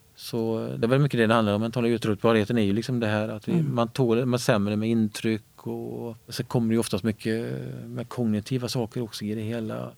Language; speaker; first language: Swedish; native; Swedish